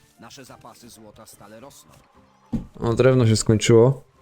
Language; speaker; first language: Polish; native; Polish